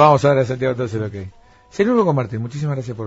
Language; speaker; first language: Spanish; native; Spanish